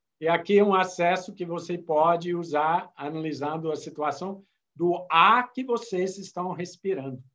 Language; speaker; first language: Portuguese; non-native, fluent; English